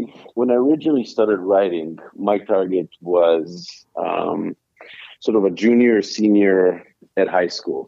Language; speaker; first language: English; non-native, fluent; Hebrew